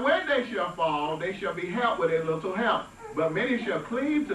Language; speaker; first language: English; native; English